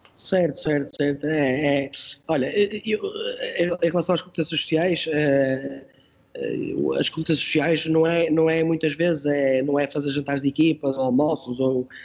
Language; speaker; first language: Portuguese; native; Portuguese